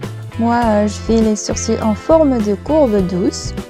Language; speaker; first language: French; non-native, learner; Korean